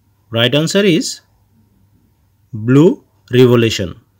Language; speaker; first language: English; non-native, local second language; Bangla